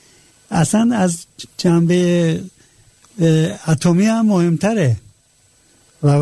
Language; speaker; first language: Persian; native; Persian